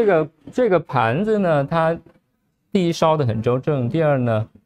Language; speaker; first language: Chinese; native; Chinese